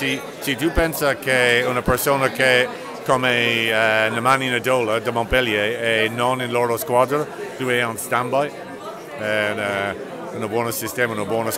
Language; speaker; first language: Italian; non-native, learner; English